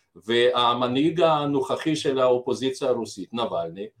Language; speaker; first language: Hebrew; non-native, fluent; Russian